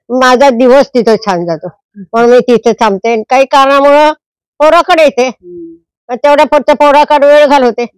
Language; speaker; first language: Marathi; native; Marathi